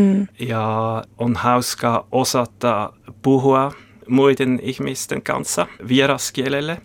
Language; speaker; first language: Finnish; non-native, learner; German